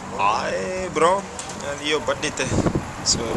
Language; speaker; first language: Swedish; non-native, fluent; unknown